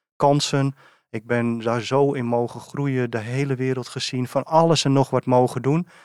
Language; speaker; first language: Dutch; native; Dutch